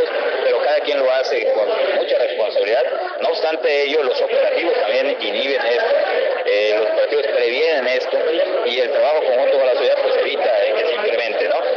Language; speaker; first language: Spanish; native; Spanish